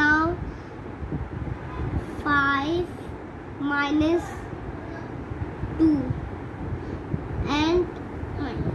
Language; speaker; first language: English; non-native, learner; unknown